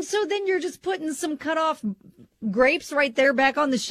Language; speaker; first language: English; native; English